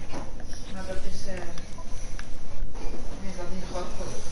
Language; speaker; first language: Dutch; non-native, learner; Portuguese